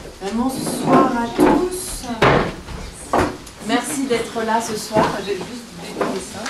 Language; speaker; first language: French; native; French